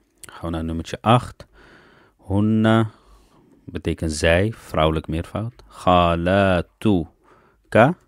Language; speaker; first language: Dutch; early bilingual, other home language; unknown